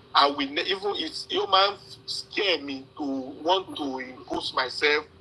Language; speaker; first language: English; non-native, local second language; Yoruba